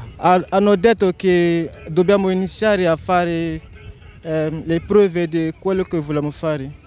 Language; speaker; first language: Italian; non-native, learner; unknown